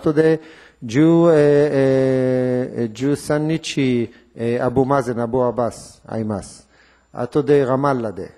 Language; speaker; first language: Japanese; non-native, learner; Hebrew